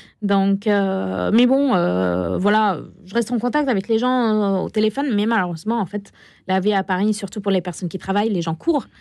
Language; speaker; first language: French; non-native, fluent; Arabic